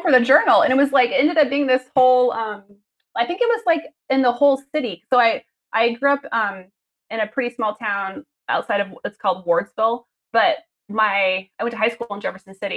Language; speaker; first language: English; native; English